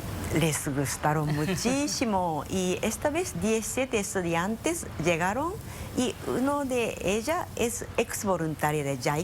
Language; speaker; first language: Spanish; non-native, fluent; Japanese